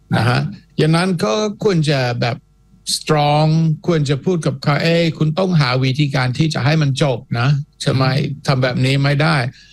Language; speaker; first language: Thai; non-native, fluent; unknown